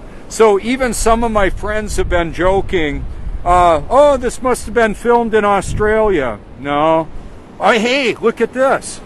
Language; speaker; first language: English; native; English